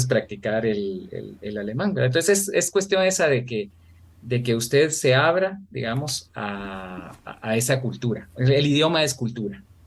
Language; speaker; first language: Spanish; native; Spanish